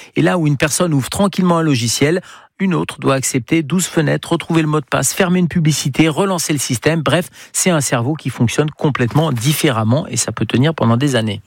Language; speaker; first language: French; native; French